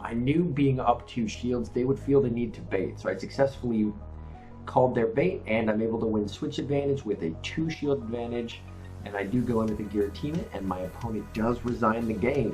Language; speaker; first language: English; native; English